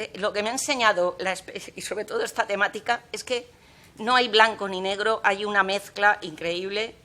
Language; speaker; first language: Spanish; non-native, local second language; Catalan